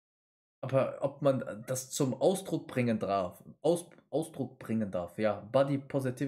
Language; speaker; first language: German; native; German